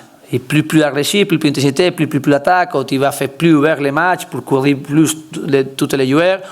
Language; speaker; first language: French; non-native, learner; Spanish